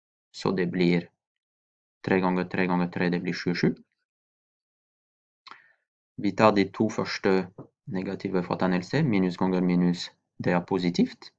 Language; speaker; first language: Norwegian; non-native, fluent; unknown